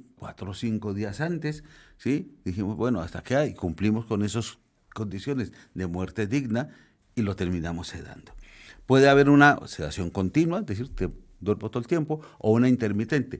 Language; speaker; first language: Spanish; native; Spanish